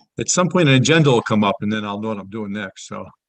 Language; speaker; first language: English; native; English